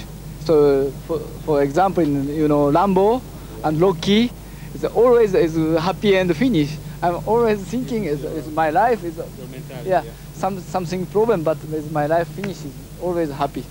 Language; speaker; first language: English; non-native, learner; Japanese